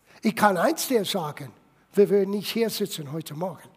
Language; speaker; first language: German; non-native, fluent; English